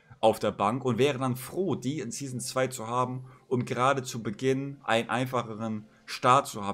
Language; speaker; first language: German; native; German